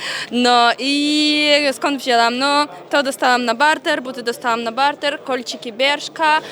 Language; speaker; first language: Polish; non-native, learner; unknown